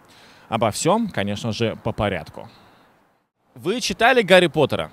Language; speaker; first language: Russian; native; Russian